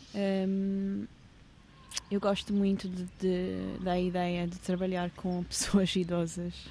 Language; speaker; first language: Portuguese; early bilingual, heritage; English